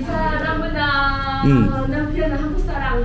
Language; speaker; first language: Korean; non-native, fluent; Vietnamese